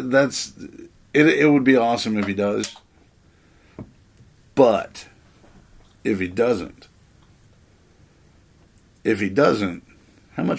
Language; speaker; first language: English; native; English